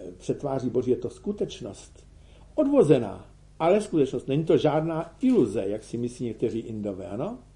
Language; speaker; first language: Czech; native; Czech